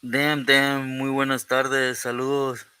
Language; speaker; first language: Spanish; early bilingual, heritage; Spanish